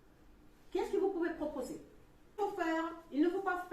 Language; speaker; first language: French; non-native, fluent; Russian